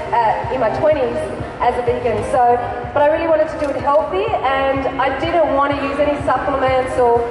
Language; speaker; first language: English; native; English